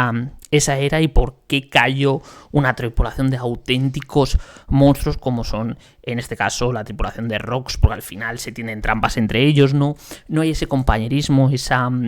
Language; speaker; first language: Spanish; native; Spanish